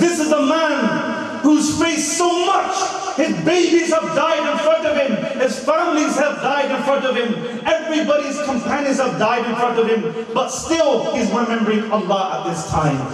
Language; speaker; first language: English; native; English